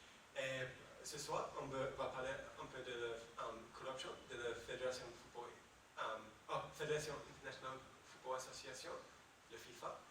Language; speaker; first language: French; non-native, learner; English